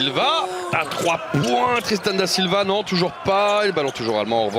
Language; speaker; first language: French; native; French